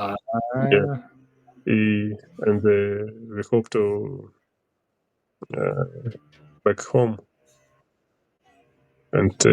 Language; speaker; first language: English; non-native, learner; Ukrainian